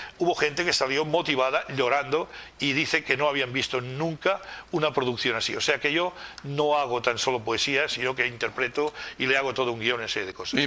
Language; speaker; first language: Spanish; non-native, local second language; Catalan